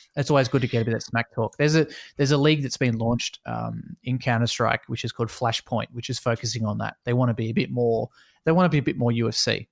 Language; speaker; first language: English; native; English